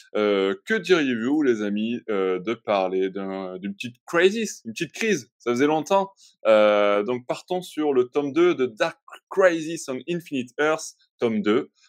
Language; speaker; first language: French; native; French